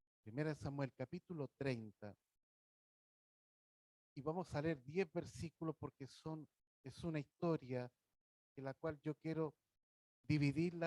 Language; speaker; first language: Spanish; native; Spanish